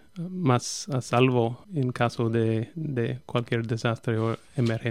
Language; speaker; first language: Spanish; non-native, fluent; English